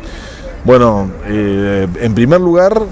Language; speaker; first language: Spanish; native; Spanish